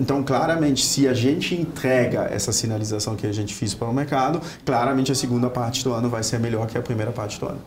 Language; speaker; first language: Portuguese; non-native, fluent; German